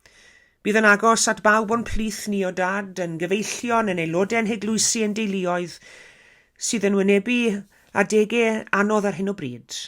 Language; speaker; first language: Welsh; native; Welsh